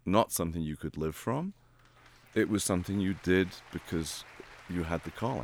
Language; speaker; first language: English; native; English